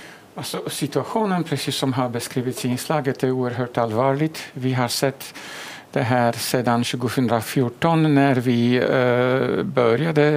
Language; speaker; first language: Swedish; non-native, fluent; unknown